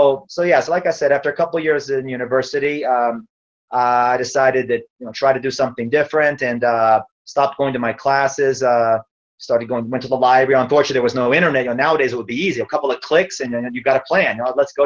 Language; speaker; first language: English; native; English